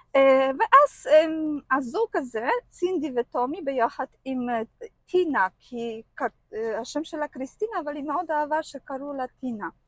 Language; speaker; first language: Hebrew; non-native, fluent; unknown